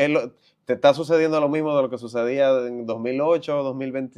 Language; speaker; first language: Spanish; native; Spanish